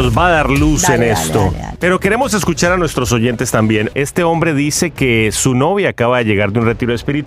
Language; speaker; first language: Spanish; native; Spanish